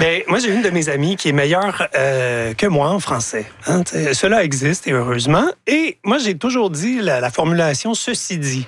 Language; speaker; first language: French; native; French